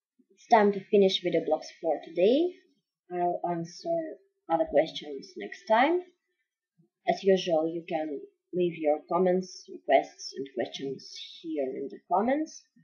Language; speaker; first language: English; non-native, fluent; Russian